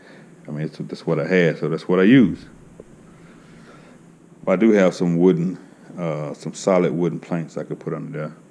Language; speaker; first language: English; native; English